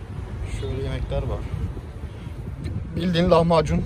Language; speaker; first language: Turkish; native; Turkish